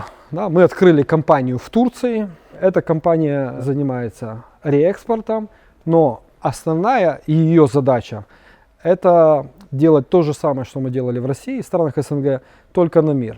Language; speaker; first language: Russian; native; Russian